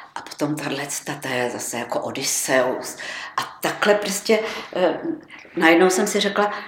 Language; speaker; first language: Czech; native; Czech